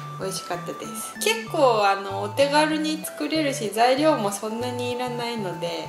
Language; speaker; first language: Japanese; native; Japanese